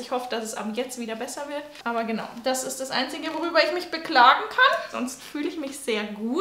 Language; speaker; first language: German; native; German